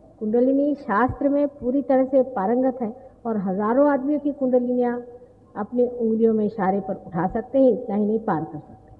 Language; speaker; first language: Hindi; non-native, local second language; Marathi